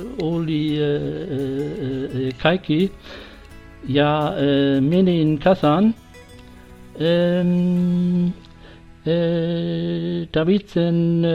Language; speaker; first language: Finnish; non-native, learner; German